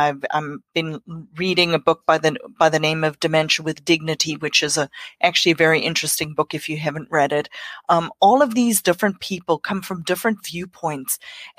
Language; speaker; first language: English; non-native, local second language; Afrikaans